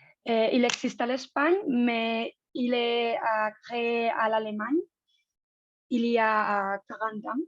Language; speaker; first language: French; non-native, learner; Spanish